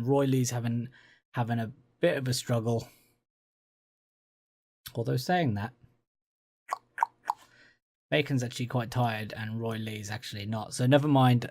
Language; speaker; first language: English; native; English